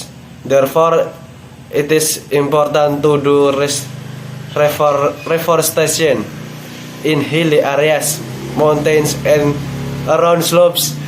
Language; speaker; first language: English; non-native, learner; Indonesian